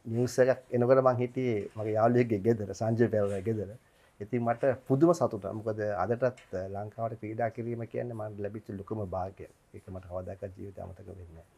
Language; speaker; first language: Sinhala; native; Sinhala